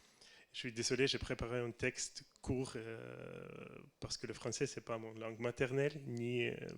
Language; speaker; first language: French; non-native, learner; Russian